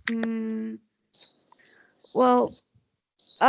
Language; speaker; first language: English; non-native, learner; Spanish